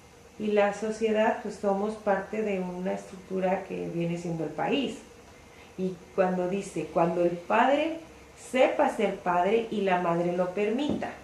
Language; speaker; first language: Spanish; native; Spanish